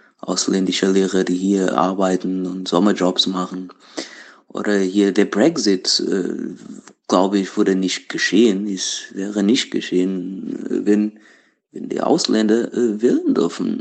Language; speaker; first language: German; non-native, learner; Portuguese